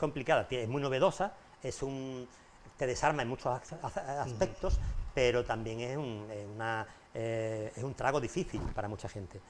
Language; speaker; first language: Spanish; native; Spanish